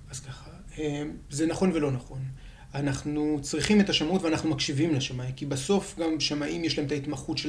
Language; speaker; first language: Hebrew; native; Hebrew